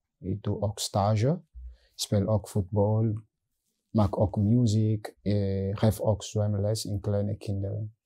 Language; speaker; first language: Dutch; non-native, learner; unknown